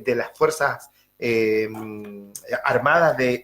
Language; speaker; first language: Spanish; native; Spanish